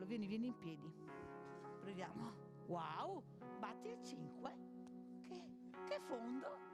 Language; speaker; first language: Italian; native; Italian